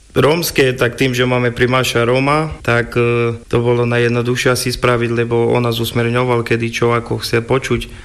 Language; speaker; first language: Slovak; non-native, local second language; Rusyn